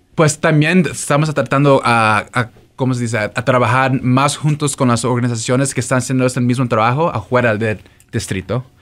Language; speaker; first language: Spanish; early bilingual, heritage; Spanish